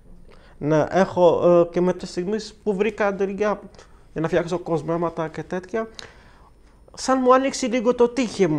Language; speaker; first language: Greek; non-native, learner; Arabic